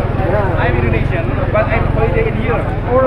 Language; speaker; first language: English; non-native, learner; Indonesian